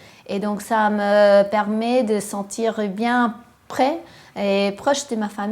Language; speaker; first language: French; non-native, fluent; English